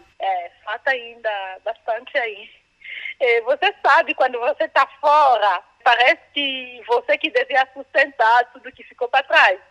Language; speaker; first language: Portuguese; non-native, fluent; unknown